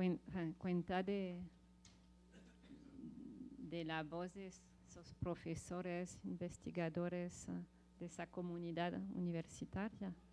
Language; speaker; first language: Spanish; non-native, fluent; French